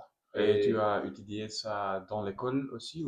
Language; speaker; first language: French; non-native, learner; Spanish